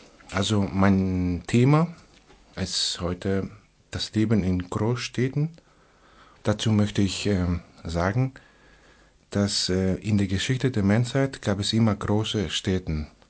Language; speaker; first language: German; non-native, fluent; Greek